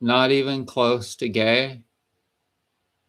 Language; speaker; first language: English; native; English